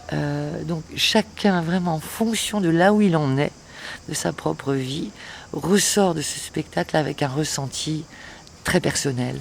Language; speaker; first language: French; native; French